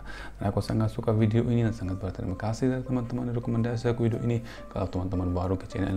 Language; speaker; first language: Indonesian; non-native, fluent; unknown